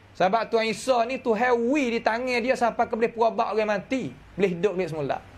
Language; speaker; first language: Malay; native; Malay